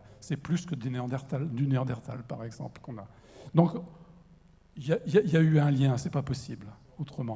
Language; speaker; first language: French; native; French